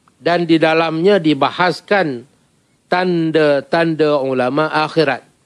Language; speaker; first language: Malay; native; Malay